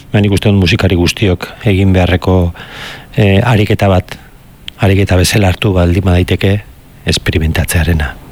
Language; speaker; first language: Basque; native; Basque